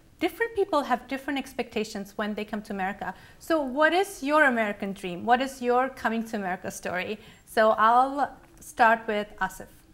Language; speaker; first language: English; early bilingual, other home language; Bangla